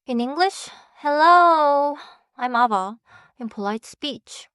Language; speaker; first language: English; non-native, fluent; Korean